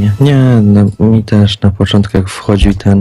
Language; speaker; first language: Polish; native; Polish